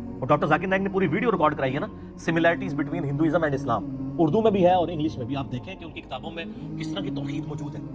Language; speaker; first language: Urdu; non-native, local second language; Punjabi